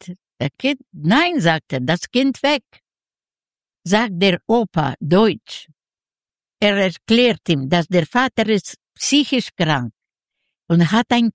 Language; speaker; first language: German; non-native, learner; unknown